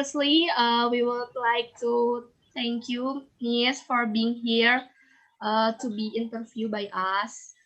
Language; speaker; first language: English; non-native, learner; Indonesian